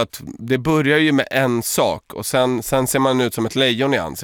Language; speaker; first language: Swedish; native; Swedish